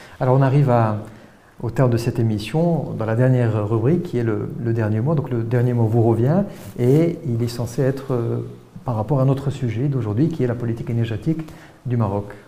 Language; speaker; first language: French; non-native, local second language; Arabic